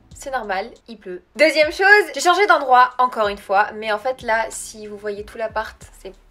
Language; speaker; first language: French; early bilingual, other home language; Arabic